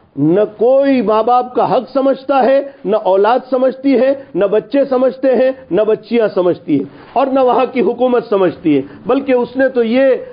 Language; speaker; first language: Urdu; non-native, local second language; Gujarati